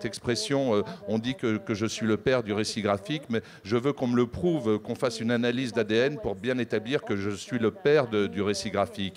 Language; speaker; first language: French; native; French